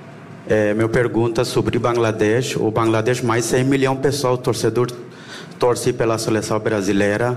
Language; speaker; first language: Portuguese; non-native, learner; Bangla